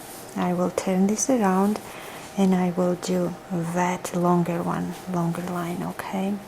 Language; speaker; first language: English; non-native, fluent; Georgian